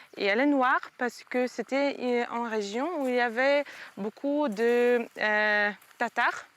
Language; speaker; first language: French; non-native, fluent; Ukrainian